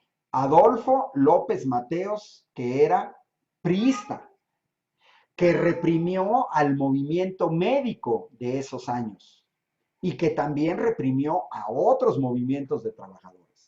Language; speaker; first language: Spanish; native; Spanish